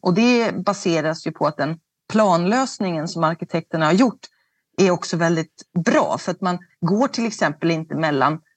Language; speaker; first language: Swedish; native; Swedish